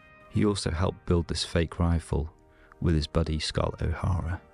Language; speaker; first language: English; native; English